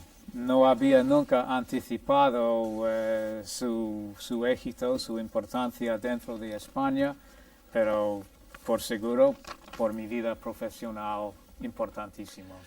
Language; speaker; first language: Spanish; non-native, fluent; English